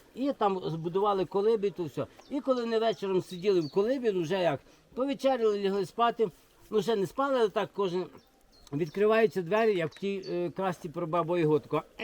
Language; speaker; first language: Ukrainian; native; Ukrainian